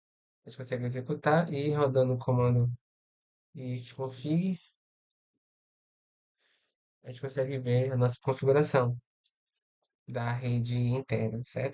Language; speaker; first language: Portuguese; native; Portuguese